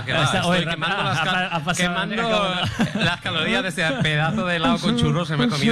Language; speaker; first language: Spanish; native; Spanish